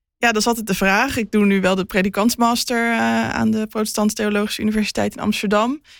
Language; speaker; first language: Dutch; native; Dutch